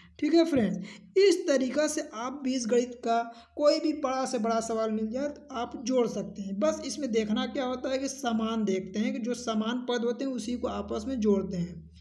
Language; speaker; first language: Hindi; native; Hindi